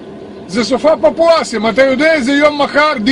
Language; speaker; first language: Hebrew; non-native, learner; Russian